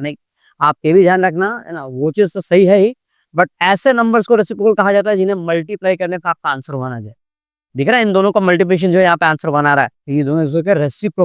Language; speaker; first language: Hindi; non-native, local second language; Gujarati